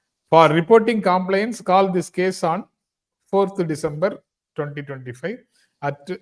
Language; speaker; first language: English; non-native, local second language; Tamil